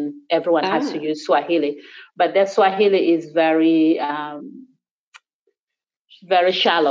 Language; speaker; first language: English; non-native, local second language; Acoli